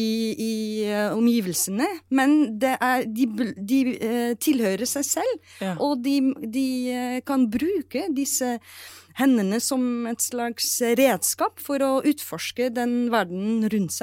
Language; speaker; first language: Norwegian; non-native, fluent; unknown